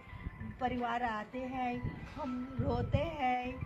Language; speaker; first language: Hindi; early bilingual, heritage; English